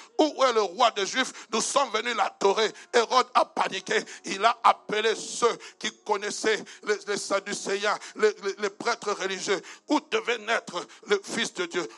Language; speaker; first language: French; non-native, local second language; Lingala